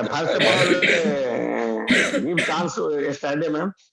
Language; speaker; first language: English; non-native, learner; Hindi